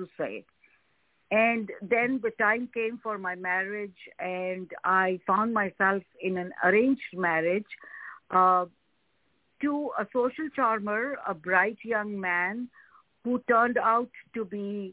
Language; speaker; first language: English; non-native, local second language; Hindi